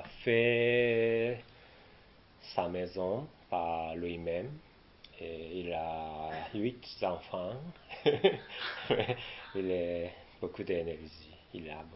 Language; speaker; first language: French; non-native, learner; Japanese